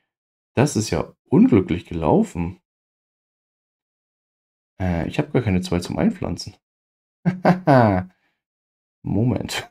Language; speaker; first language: German; native; German